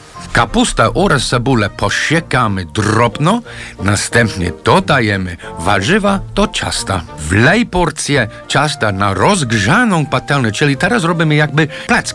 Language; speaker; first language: Polish; non-native, learner; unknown